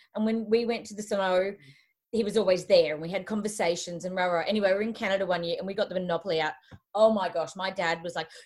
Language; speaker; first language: English; native; English